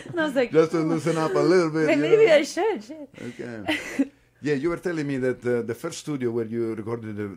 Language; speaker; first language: English; non-native, fluent; Italian